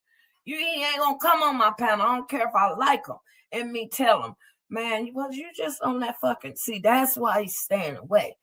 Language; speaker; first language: English; native; English